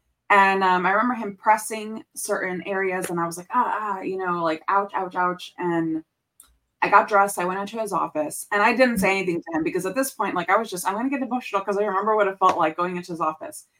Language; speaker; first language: English; early bilingual, other home language; Spanish